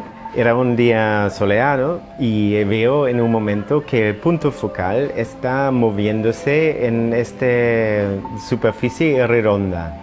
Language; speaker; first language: Spanish; non-native, fluent; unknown